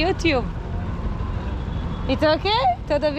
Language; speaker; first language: Spanish; non-native, learner; Hebrew